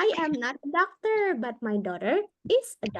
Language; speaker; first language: English; non-native, local second language; Indonesian